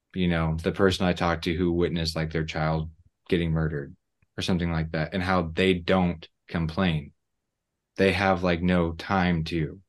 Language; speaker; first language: English; native; English